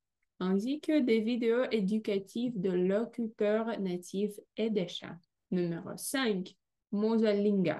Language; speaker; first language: French; non-native, fluent; Russian